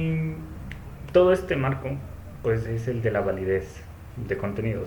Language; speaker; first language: Spanish; native; Spanish